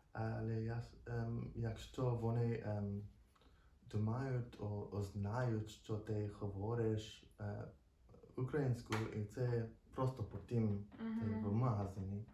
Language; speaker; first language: Ukrainian; non-native, learner; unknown